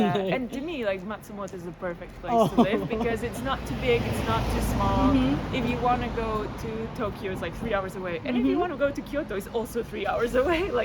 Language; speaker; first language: English; non-native, fluent; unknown